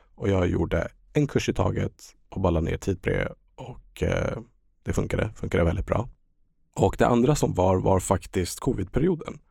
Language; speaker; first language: Swedish; early bilingual, other home language; Estonian